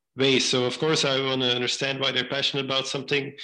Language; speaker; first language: English; non-native, fluent; Dutch